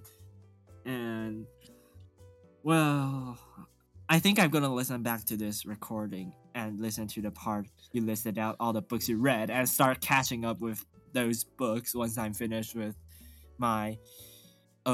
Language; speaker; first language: English; non-native, fluent; Chinese